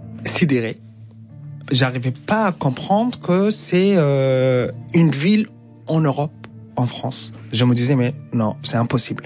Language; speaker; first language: French; non-native, fluent; Arabic